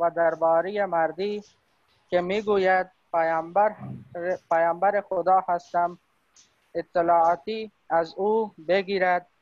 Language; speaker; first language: Persian; non-native, learner; Urdu